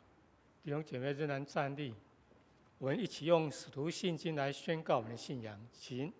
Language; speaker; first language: Chinese; native; Chinese